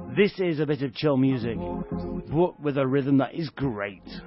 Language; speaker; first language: English; native; English